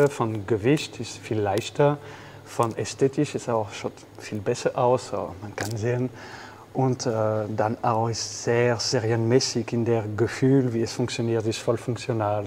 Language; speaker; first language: German; non-native, fluent; French